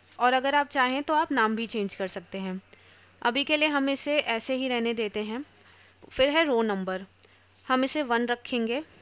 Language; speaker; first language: Hindi; native; Hindi